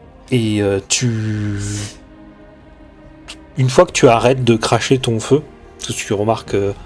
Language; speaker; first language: French; native; French